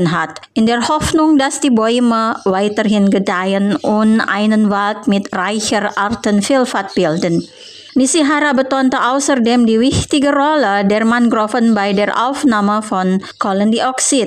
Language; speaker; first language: German; non-native, fluent; Indonesian